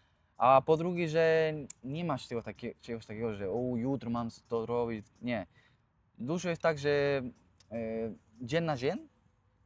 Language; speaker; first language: Polish; non-native, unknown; Spanish